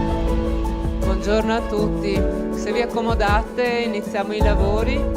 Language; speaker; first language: Italian; native; Italian